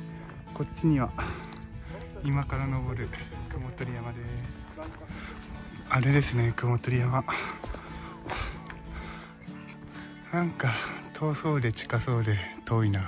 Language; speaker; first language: Japanese; native; Japanese